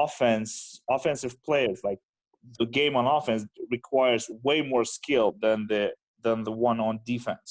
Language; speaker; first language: English; non-native, fluent; Romanian